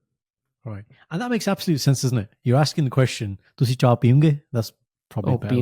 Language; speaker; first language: English; early bilingual, other home language; Punjabi